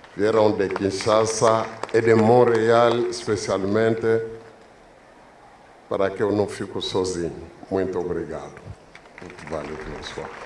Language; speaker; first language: Portuguese; non-native, learner; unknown